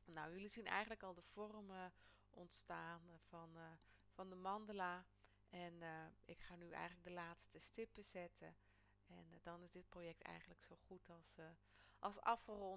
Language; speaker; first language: Dutch; native; Dutch